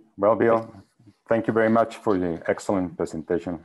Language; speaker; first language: English; non-native, fluent; Spanish